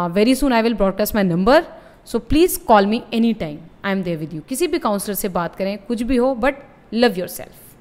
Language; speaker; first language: Hindi; native; Hindi